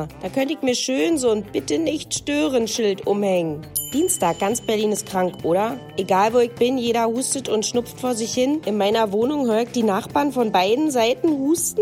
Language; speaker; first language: German; native; German